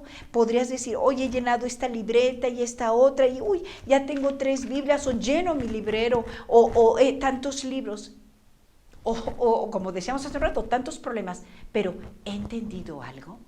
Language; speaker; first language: Spanish; native; Spanish